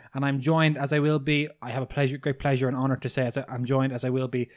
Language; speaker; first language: English; native; English